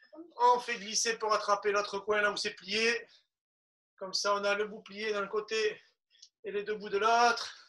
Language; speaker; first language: French; native; French